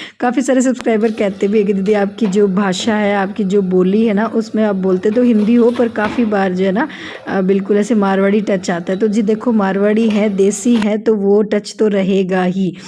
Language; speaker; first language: Hindi; native; Hindi